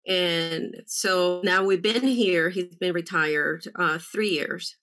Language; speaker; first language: English; early bilingual, other home language; Spanish